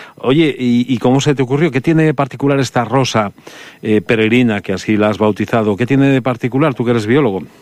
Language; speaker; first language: Spanish; native; Spanish